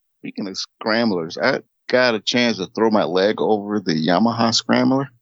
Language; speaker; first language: English; native; English